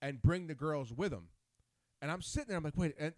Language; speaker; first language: English; native; English